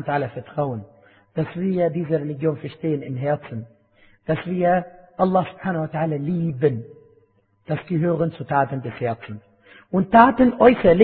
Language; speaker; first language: German; non-native, fluent; Arabic